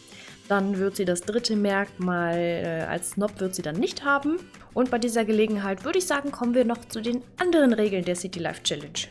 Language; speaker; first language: German; native; German